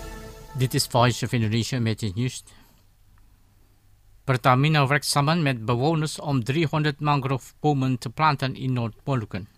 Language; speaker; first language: Dutch; non-native, fluent; Indonesian